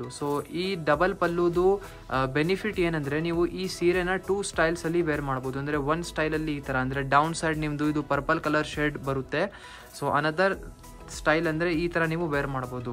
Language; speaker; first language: Kannada; native; Kannada